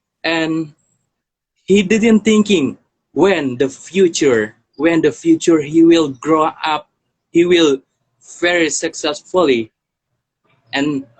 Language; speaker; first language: English; non-native, learner; Indonesian